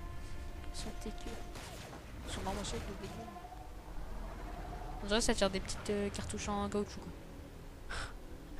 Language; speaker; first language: French; native; French